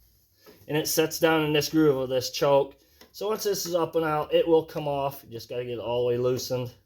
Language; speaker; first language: English; native; English